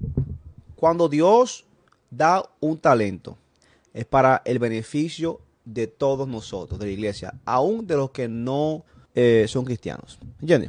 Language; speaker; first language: Spanish; native; Spanish